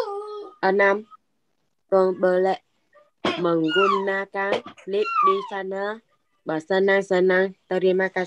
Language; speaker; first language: Indonesian; non-native, learner; Vietnamese